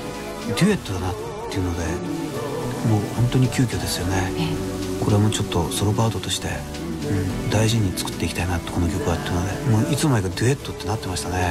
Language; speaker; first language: Japanese; native; Japanese